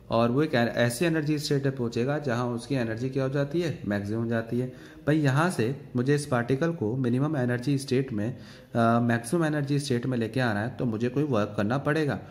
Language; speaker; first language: Hindi; native; Hindi